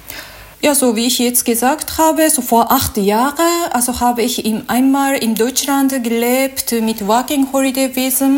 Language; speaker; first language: German; non-native, learner; Japanese